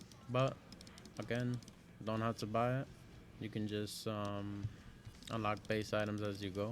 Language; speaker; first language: English; native; English